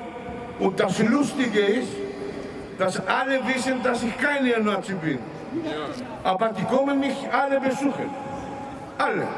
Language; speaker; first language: German; non-native, fluent; Greek